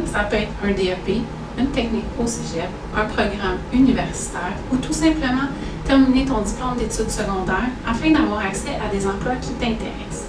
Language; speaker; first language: French; native; French